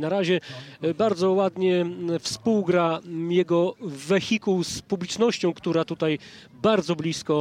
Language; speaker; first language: Polish; native; Polish